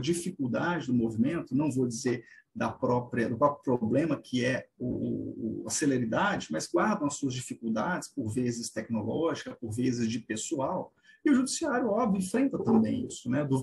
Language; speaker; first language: Portuguese; native; Portuguese